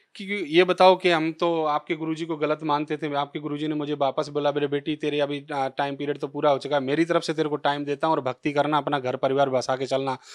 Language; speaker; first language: Hindi; native; Hindi